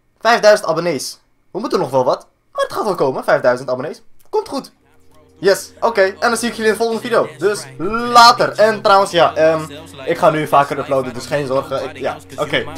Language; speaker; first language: Dutch; early bilingual, other home language; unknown